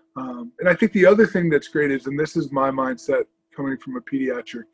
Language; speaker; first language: English; native; English